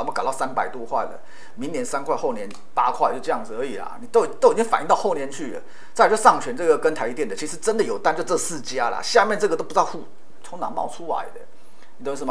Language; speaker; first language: Chinese; native; Chinese